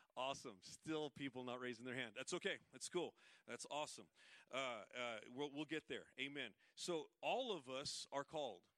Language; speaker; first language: English; native; English